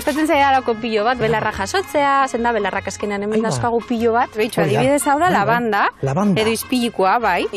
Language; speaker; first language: Basque; non-native, local second language; Spanish